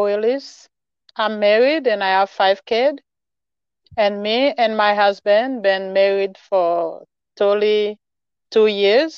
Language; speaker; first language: English; non-native, learner; Haitian Creole